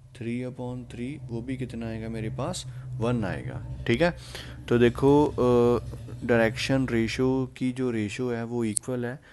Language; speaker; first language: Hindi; non-native, local second language; Punjabi